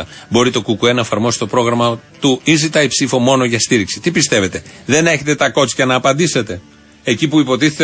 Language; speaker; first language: Greek; native; Greek